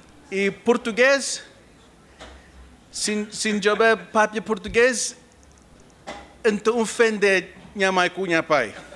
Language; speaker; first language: Portuguese; non-native, learner; Kabuverdianu